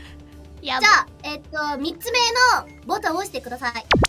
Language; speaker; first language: Japanese; non-native, learner; English